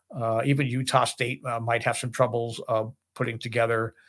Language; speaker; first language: English; native; English